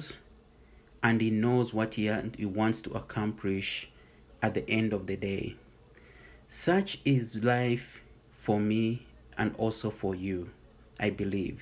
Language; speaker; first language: English; non-native, local second language; Bemba